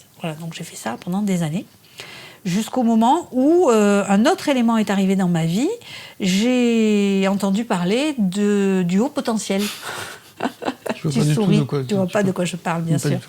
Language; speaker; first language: French; native; French